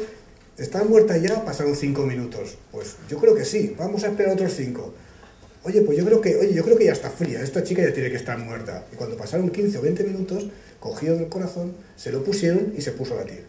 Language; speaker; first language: Spanish; native; Spanish